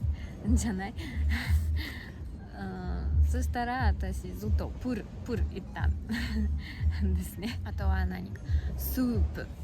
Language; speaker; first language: Japanese; non-native, learner; Russian